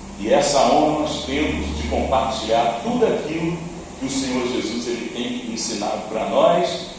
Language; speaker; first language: Portuguese; native; Portuguese